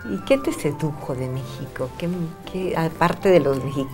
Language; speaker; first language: Spanish; native; Spanish